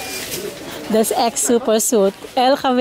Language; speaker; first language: Dutch; non-native, learner; Filipino